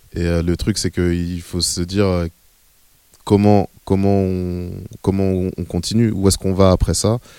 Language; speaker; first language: French; native; French